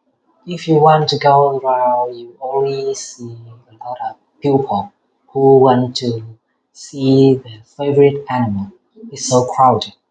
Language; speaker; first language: English; non-native, learner; Vietnamese